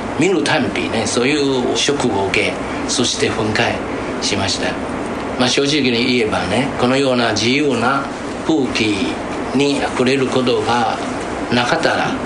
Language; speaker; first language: Japanese; non-native, fluent; Min Nan Chinese